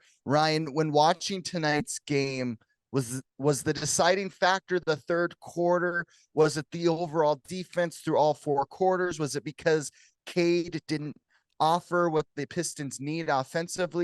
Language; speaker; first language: English; native; English